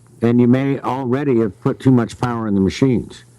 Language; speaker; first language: English; native; English